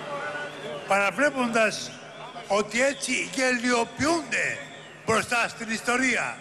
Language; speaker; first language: Greek; native; Greek